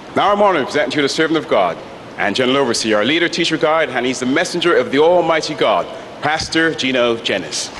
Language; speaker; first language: English; native; English